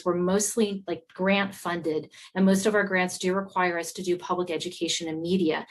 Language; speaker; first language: English; native; English